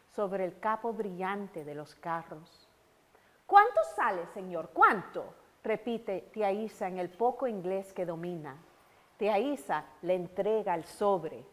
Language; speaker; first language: Spanish; early bilingual, heritage; Spanish